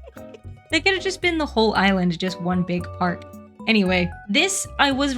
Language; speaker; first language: English; native; English